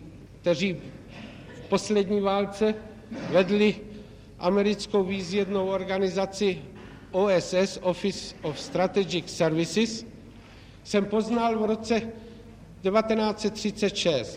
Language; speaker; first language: Czech; native; Czech